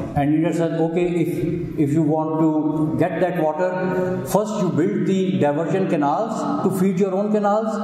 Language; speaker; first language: English; non-native, local second language; Urdu